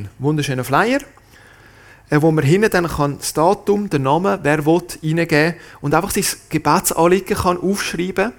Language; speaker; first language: German; native; German